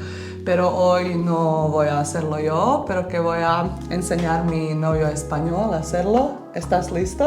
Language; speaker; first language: Spanish; early bilingual, heritage; Bosnian